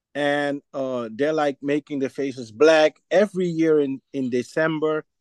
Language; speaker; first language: English; non-native, fluent; Dutch